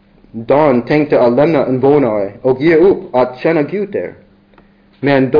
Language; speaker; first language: Swedish; non-native, learner; English